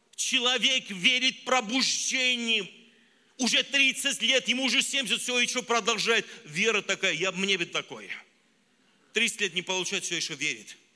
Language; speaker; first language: Russian; non-native, local second language; Armenian